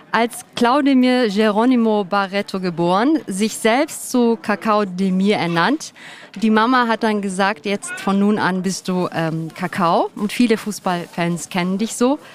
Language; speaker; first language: German; early bilingual, other home language; Turkish